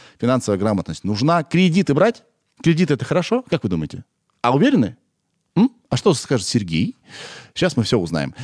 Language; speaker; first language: Russian; native; Russian